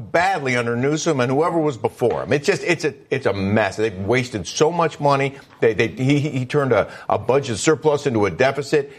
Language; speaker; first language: English; native; English